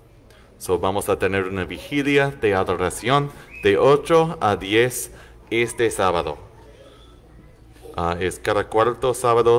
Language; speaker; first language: Spanish; non-native, fluent; English